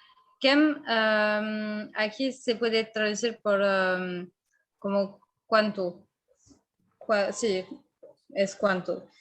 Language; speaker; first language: Spanish; non-native, fluent; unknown